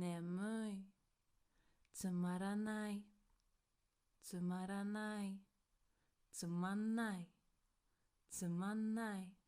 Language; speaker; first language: Japanese; non-native, fluent; English